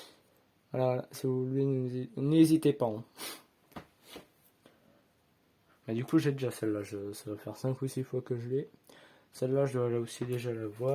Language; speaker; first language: French; native; French